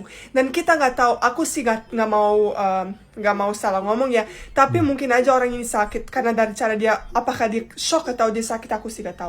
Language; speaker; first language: Indonesian; non-native, fluent; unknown